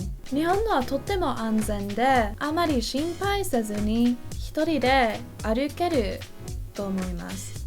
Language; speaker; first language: Japanese; non-native, learner; English